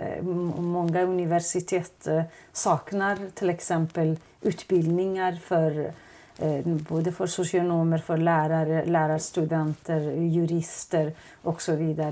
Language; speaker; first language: Swedish; non-native, fluent; Kurdish